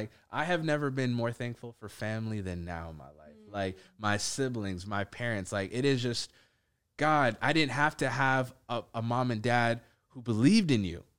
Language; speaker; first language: English; native; English